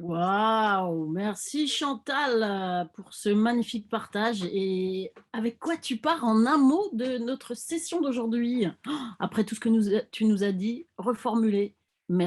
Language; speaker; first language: French; native; French